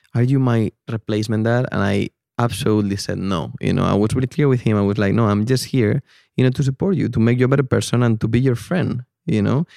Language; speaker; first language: English; non-native, fluent; Spanish